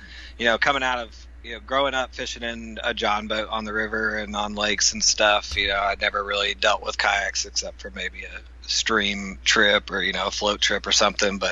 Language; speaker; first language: English; native; English